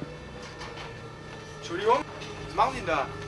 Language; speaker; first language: German; native; German